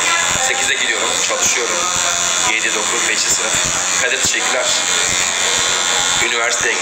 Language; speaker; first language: Turkish; native; Turkish